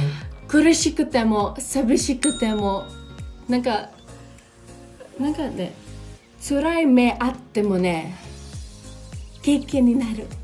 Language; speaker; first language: Japanese; non-native, local second language; Filipino